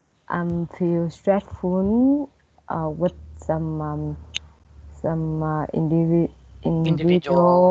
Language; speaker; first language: English; non-native, learner; Vietnamese